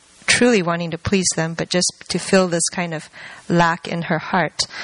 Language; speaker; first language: English; early bilingual, other home language; Chinese